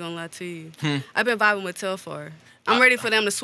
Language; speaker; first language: English; native; English